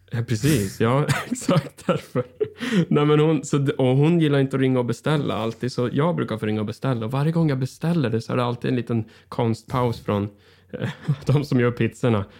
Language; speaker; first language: Swedish; native; Swedish